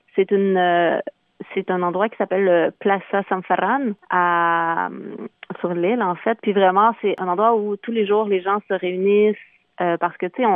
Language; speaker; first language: French; native; French